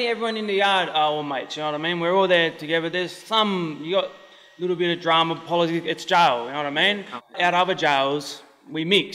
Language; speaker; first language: English; native; English